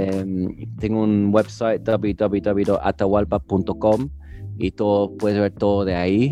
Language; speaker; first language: Spanish; early bilingual, heritage; English